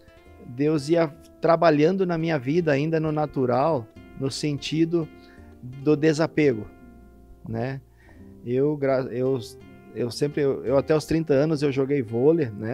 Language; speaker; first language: Portuguese; native; Portuguese